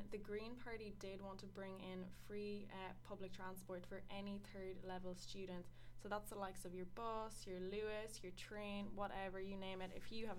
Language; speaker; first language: English; native; English